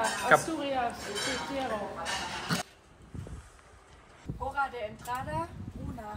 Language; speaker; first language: Spanish; non-native, learner; German